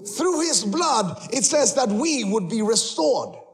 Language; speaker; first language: English; early bilingual, heritage; Spanish